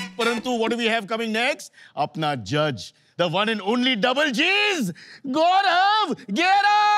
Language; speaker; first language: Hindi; non-native, local second language; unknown